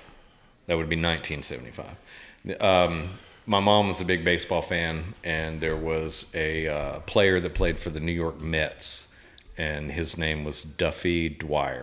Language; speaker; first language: English; native; English